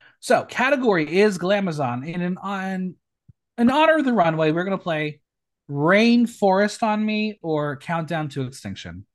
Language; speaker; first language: English; native; English